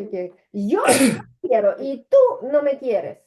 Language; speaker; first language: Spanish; non-native, fluent; Ukrainian